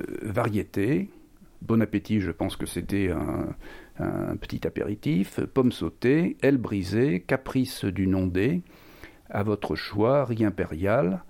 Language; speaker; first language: French; native; French